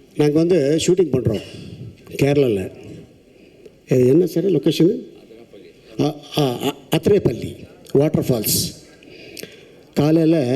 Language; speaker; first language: Tamil; non-native, local second language; Telugu